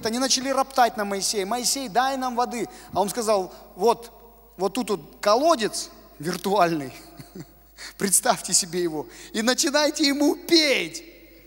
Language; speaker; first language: Russian; native; Russian